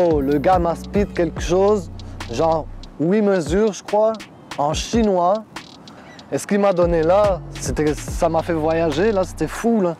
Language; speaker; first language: French; native; French